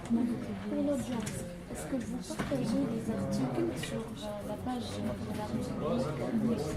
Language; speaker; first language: French; non-native, learner; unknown